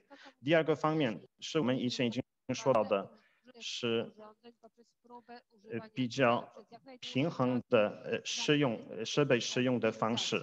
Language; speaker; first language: Chinese; non-native, fluent; Polish